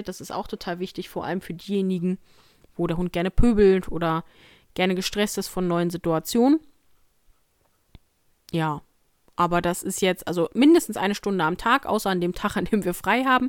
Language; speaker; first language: German; native; German